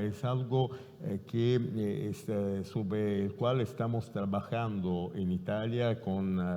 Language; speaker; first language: Spanish; non-native, fluent; Italian